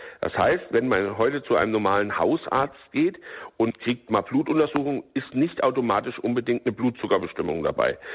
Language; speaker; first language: German; native; German